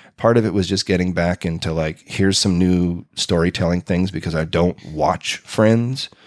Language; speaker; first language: English; native; English